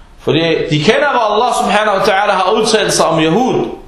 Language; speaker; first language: Danish; non-native, fluent; Arabic